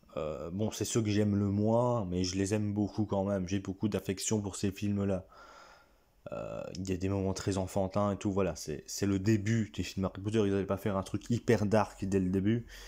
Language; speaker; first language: French; native; French